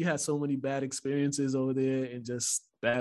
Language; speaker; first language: English; early bilingual, other home language; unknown